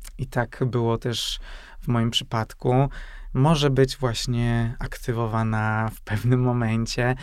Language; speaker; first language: Polish; non-native, fluent; Hungarian